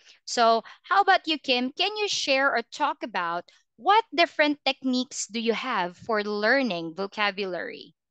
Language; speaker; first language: English; non-native, fluent; Filipino